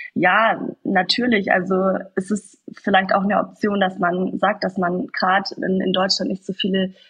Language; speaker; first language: German; native; German